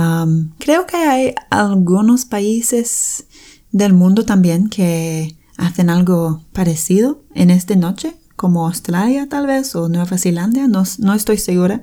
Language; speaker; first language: Spanish; non-native, fluent; English